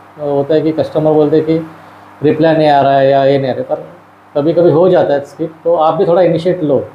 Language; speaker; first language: Hindi; non-native, local second language; Marathi